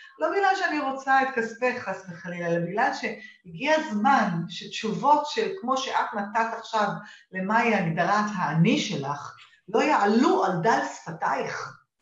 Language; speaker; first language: Hebrew; native; Hebrew